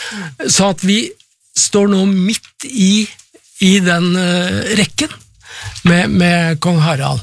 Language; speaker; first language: Norwegian; native; Norwegian